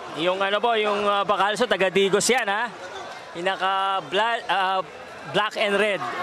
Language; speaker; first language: Filipino; non-native, local second language; Cebuano